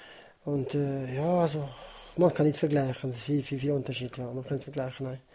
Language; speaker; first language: German; non-native, learner; Kurdish